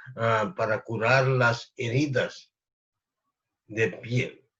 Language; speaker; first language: Spanish; non-native, learner; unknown